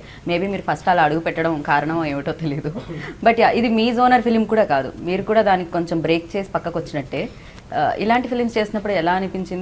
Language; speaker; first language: Telugu; native; Telugu